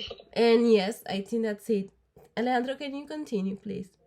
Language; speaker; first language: English; non-native, learner; Spanish